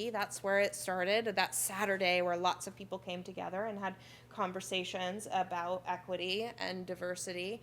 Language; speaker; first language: English; native; English